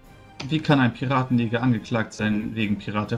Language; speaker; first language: German; native; German